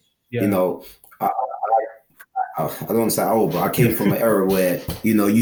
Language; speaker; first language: English; native; English